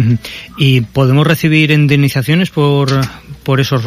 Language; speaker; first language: Spanish; native; Spanish